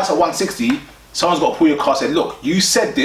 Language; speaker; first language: English; native; English